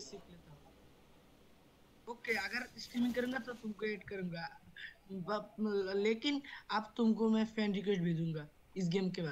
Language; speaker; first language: Hindi; non-native, fluent; Bangla